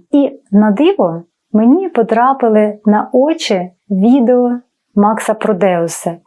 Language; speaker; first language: Ukrainian; non-native, fluent; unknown